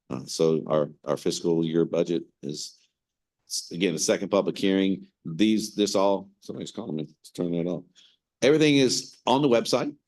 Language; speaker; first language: English; native; English